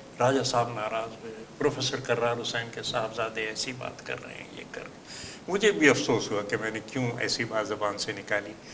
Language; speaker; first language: Urdu; native; Urdu